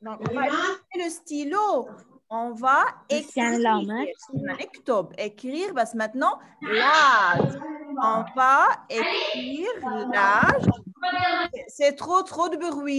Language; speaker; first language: French; non-native, fluent; Arabic